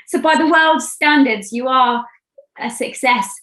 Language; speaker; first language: English; native; English